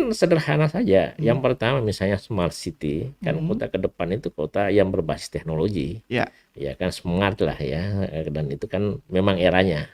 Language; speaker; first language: Indonesian; native; Indonesian